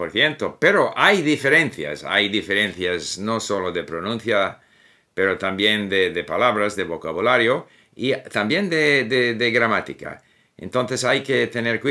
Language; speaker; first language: Spanish; non-native, fluent; English